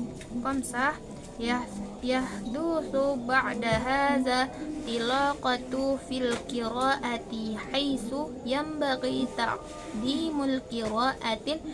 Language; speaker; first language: Arabic; non-native, learner; Indonesian